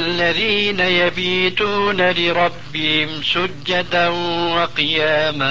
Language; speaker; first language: Arabic; native; Arabic